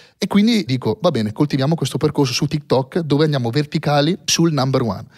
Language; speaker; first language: Italian; native; Italian